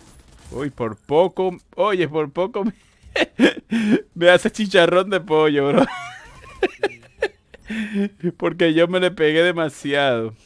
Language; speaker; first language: Spanish; native; Spanish